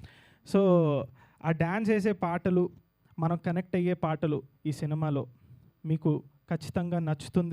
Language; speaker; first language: Telugu; native; Telugu